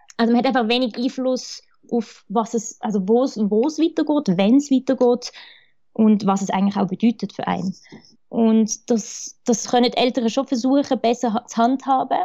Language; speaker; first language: German; early bilingual, other home language; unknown